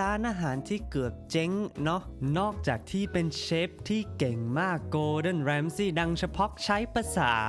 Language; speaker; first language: Thai; non-native, fluent; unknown